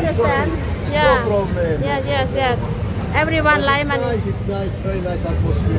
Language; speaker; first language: English; non-native, learner; Thai